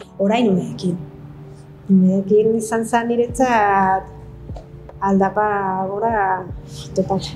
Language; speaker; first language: Basque; non-native, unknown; Spanish